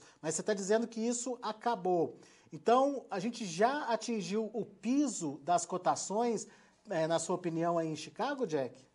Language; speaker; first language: Portuguese; native; Portuguese